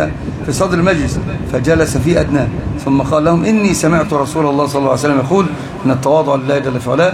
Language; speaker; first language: Arabic; native; Arabic